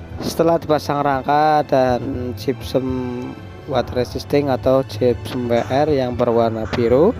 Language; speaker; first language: Indonesian; native; Indonesian